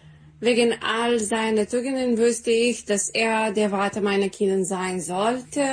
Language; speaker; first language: German; non-native, learner; Serbian